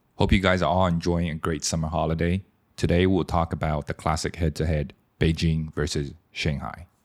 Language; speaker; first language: English; early bilingual, other home language; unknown